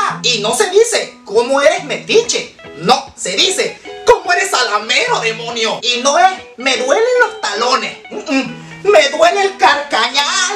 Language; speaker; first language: Spanish; native; Spanish